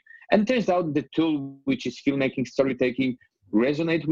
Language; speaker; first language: English; non-native, fluent; Polish